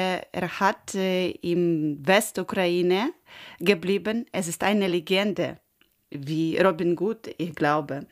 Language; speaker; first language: German; non-native, learner; Ukrainian